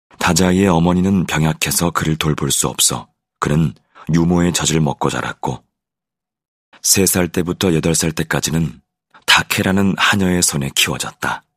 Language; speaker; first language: Korean; native; Korean